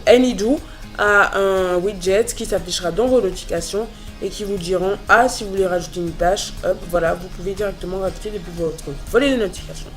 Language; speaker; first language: French; native; French